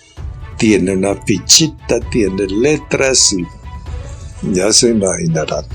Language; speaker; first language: Spanish; native; Spanish